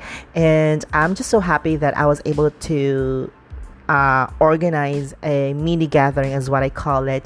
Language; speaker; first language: English; non-native, local second language; Cebuano